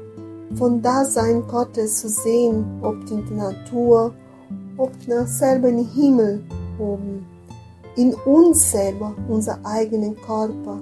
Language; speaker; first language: German; non-native, fluent; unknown